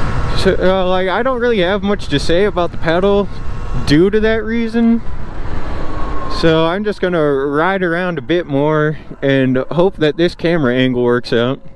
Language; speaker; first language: English; native; English